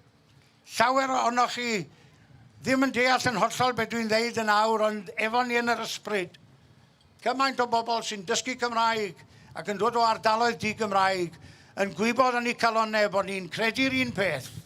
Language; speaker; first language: Welsh; native; Welsh